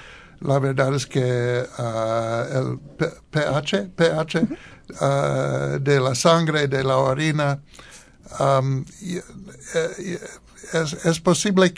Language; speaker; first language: Spanish; non-native, learner; English